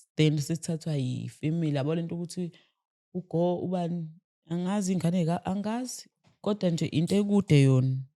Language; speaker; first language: Zulu; native; Zulu